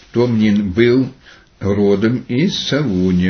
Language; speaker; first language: Russian; native; Russian